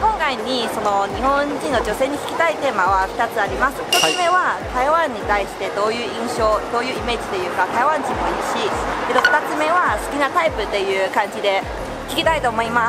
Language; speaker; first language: Japanese; non-native, fluent; Chinese